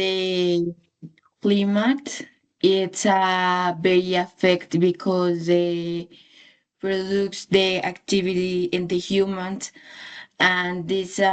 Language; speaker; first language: English; non-native, learner; Spanish